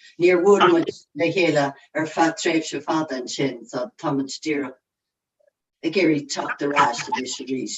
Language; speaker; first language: Irish; non-native, local second language; English